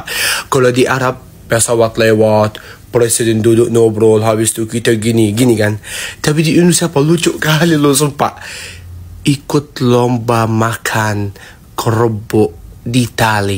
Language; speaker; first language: Indonesian; non-native, fluent; Arabic